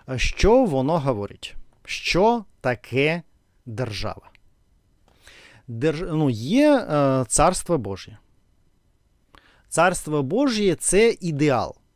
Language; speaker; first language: Ukrainian; non-native, local second language; Russian